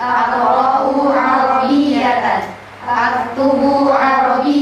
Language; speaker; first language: Arabic; non-native, learner; Indonesian